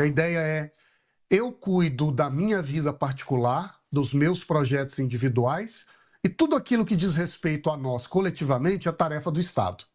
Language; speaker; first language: Portuguese; native; Portuguese